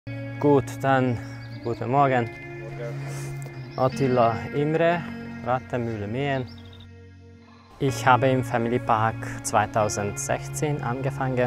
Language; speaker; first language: German; non-native, fluent; Hungarian